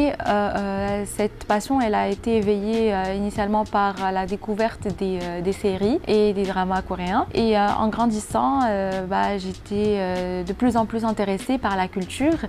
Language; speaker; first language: French; non-native, local second language; Arabic